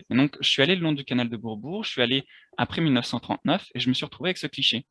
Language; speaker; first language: French; native; French